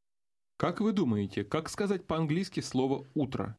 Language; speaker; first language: Russian; native; Russian